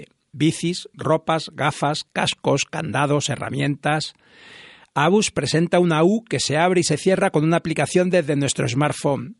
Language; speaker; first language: Spanish; native; Spanish